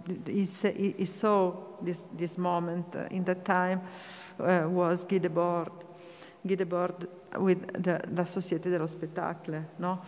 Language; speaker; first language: English; non-native, learner; Italian